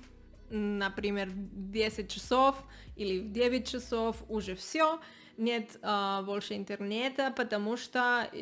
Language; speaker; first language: Russian; non-native, learner; Spanish